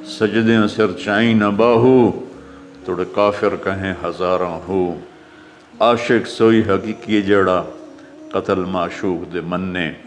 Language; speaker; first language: Urdu; non-native, local second language; Punjabi